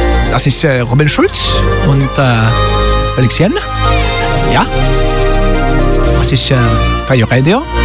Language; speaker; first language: German; non-native, learner; Czech